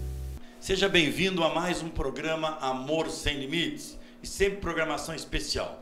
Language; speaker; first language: Portuguese; native; Portuguese